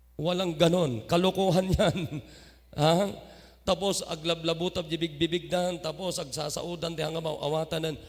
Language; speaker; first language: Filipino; non-native, local second language; Iloko